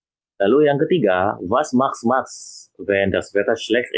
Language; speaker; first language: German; non-native, fluent; Indonesian